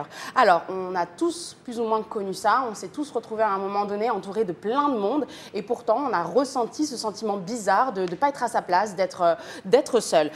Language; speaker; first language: French; native; French